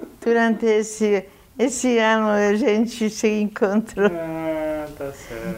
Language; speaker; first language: Portuguese; non-native, fluent; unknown